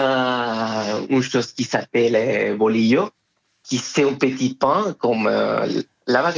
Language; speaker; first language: French; non-native, fluent; Spanish